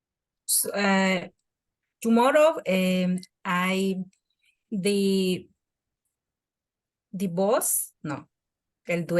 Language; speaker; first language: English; non-native, learner; Spanish